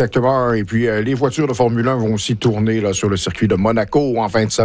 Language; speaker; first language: French; native; French